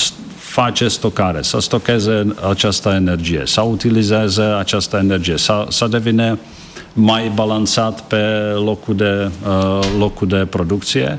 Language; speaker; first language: Romanian; non-native, fluent; Czech